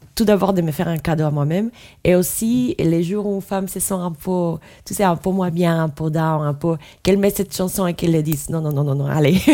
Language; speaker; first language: French; non-native, fluent; Spanish